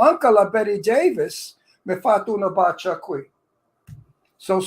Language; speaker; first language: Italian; early bilingual, heritage; English